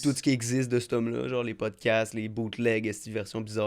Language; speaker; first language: French; native; French